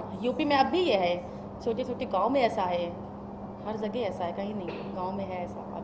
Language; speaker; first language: Hindi; native; Hindi